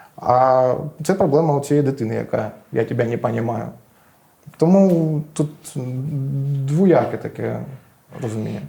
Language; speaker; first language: Ukrainian; non-native, local second language; Russian